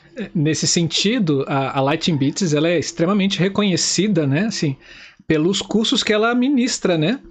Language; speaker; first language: Portuguese; native; Portuguese